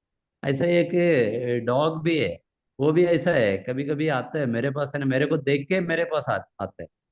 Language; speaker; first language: Hindi; non-native, local second language; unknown